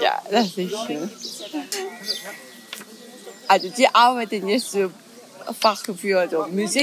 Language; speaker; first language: German; non-native, learner; Korean